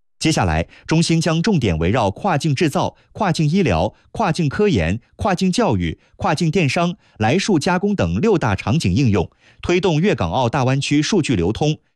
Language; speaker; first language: Chinese; native; Chinese